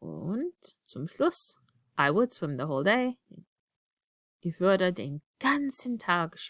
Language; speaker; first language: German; non-native, fluent; English